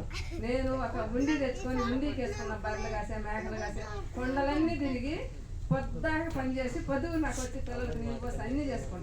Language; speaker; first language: Telugu; native; Telugu